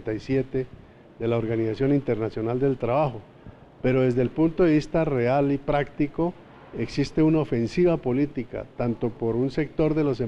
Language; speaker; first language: Spanish; native; Spanish